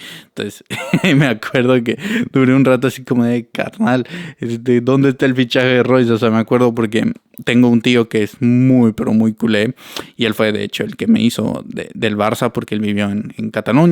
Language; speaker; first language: Spanish; native; Spanish